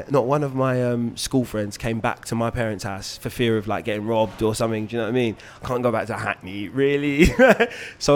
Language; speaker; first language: English; native; English